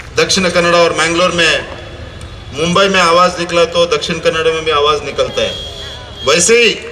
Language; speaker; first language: Hindi; non-native, local second language; Tulu